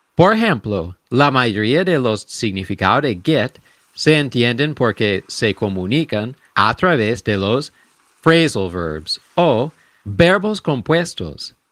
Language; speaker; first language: Spanish; native; Spanish